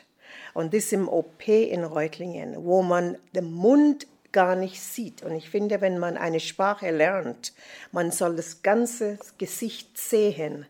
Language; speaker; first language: German; non-native, fluent; English